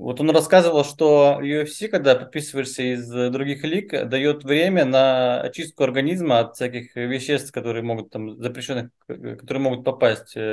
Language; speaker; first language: Russian; native; Russian